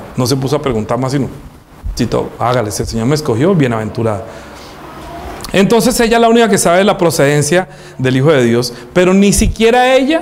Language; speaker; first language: Spanish; native; Spanish